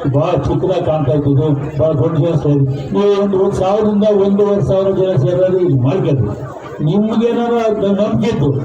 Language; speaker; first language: Kannada; native; Kannada